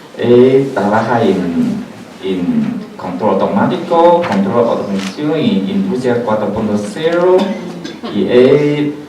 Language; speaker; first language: Spanish; non-native, learner; Chinese